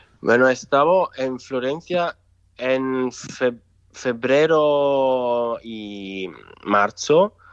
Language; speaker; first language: Spanish; non-native, local second language; Italian